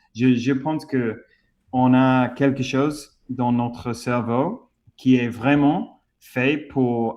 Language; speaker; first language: French; non-native, fluent; English